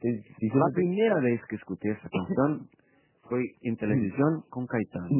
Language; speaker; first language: Spanish; native; Spanish